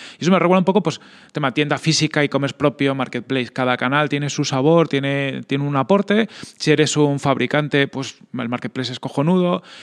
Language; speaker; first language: Spanish; native; Spanish